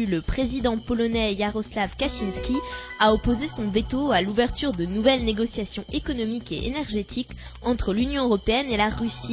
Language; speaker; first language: French; native; French